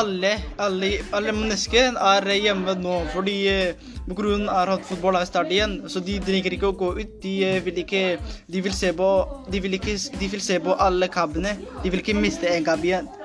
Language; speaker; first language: Norwegian; non-native, learner; Spanish